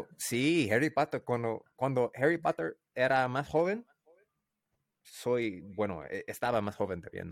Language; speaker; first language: Spanish; non-native, learner; English